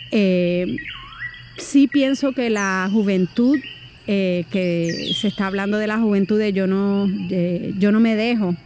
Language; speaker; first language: Spanish; native; Spanish